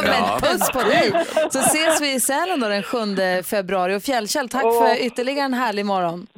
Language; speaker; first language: Swedish; native; Swedish